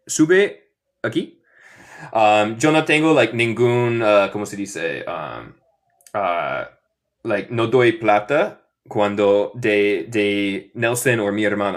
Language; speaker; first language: Spanish; non-native, fluent; English